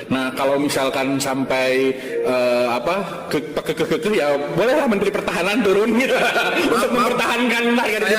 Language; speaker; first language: Indonesian; native; Indonesian